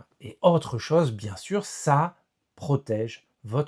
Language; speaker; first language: French; native; French